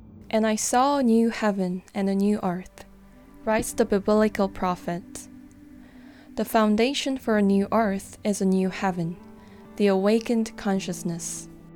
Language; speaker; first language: English; non-native, fluent; Korean